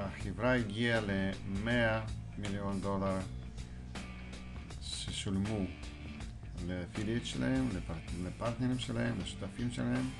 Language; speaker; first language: Hebrew; non-native, fluent; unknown